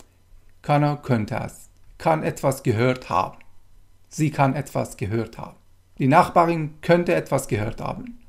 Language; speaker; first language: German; non-native, fluent; Persian